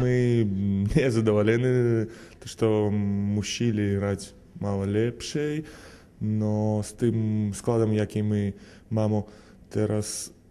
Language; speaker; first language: Polish; non-native, learner; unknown